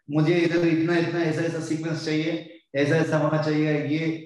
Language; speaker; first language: Hindi; non-native, local second language; Kannada